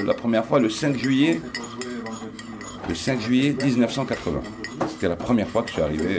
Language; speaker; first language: French; non-native, local second language; Arabic